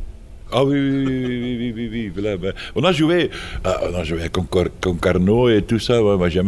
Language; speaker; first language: French; non-native, fluent; Dutch